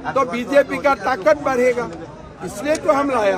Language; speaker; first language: Hindi; non-native, local second language; Assamese